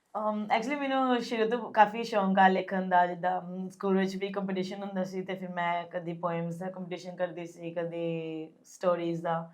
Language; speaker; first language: Punjabi; early bilingual, heritage; Punjabi